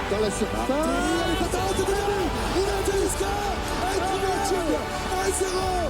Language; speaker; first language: French; native; French